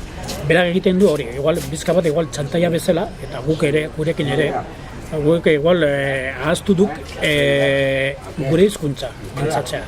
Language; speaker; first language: Basque; non-native, local second language; Spanish